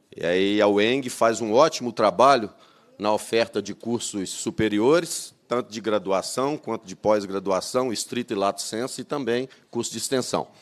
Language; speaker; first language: Portuguese; native; Portuguese